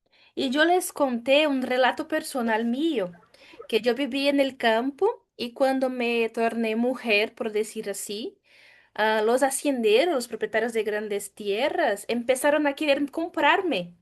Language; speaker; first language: Spanish; non-native, fluent; Portuguese